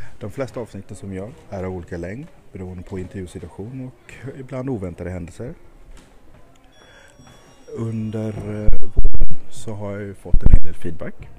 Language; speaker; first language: Swedish; native; Swedish